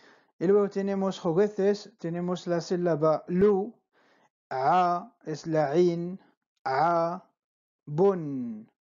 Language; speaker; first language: Spanish; non-native, fluent; Arabic